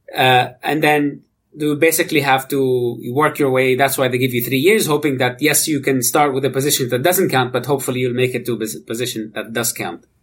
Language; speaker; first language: English; non-native, fluent; Arabic